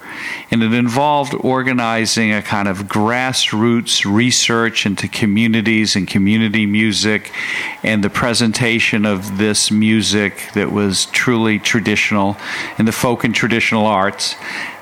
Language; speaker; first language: English; native; English